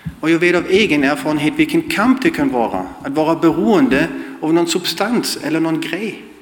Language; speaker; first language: Swedish; non-native, fluent; German